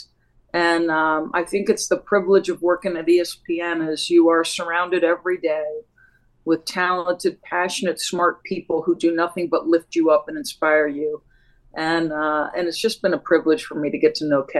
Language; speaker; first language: English; native; English